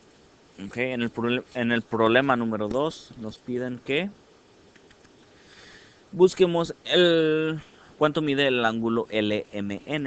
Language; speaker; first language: Spanish; early bilingual, heritage; Spanish